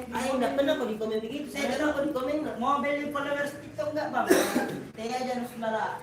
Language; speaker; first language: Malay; non-native, local second language; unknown